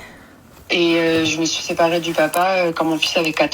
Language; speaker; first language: French; native; French